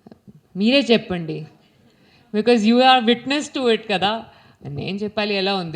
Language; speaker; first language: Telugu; non-native, learner; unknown